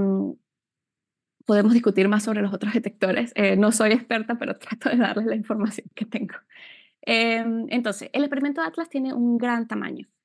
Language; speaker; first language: Spanish; native; Spanish